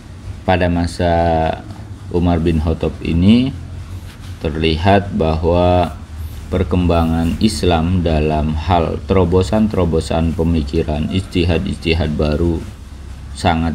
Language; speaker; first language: Indonesian; native; Indonesian